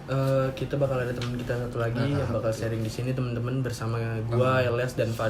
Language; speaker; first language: Indonesian; native; Indonesian